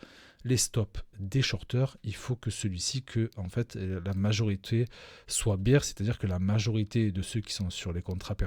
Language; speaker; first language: French; native; French